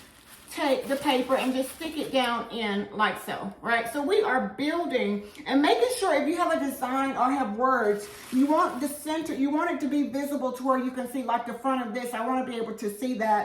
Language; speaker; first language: English; native; English